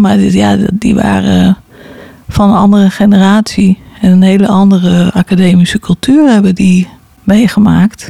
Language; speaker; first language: Dutch; native; Dutch